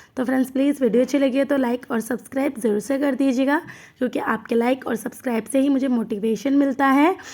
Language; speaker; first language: Hindi; non-native, local second language; Bangla